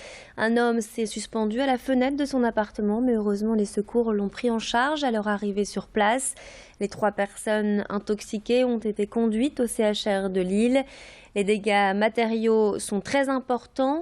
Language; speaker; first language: French; native; French